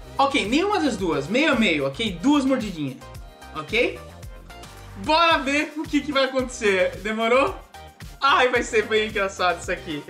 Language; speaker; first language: Portuguese; native; Portuguese